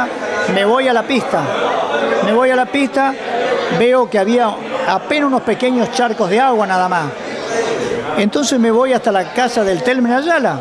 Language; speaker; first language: Spanish; native; Spanish